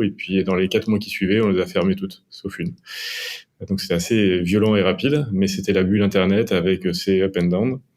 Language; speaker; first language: French; native; French